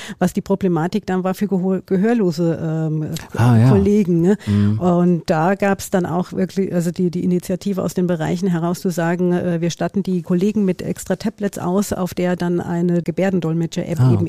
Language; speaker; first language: German; native; German